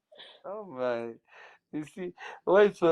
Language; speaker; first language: English; non-native, local second language; Somali